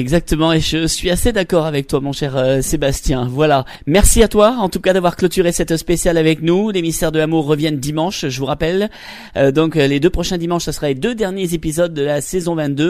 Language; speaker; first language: French; native; French